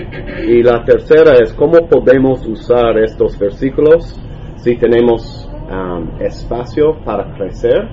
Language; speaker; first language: Spanish; non-native, learner; English